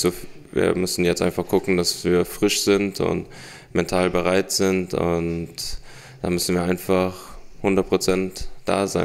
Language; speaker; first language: German; early bilingual, heritage; German